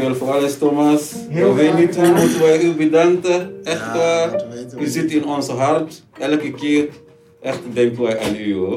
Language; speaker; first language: Dutch; non-native, learner; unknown